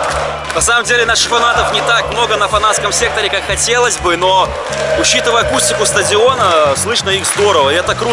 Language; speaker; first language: Russian; native; Russian